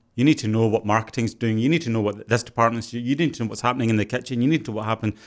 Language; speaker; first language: English; early bilingual, other home language; Urdu